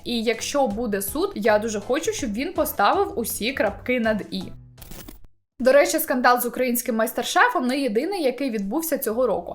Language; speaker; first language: Ukrainian; native; Ukrainian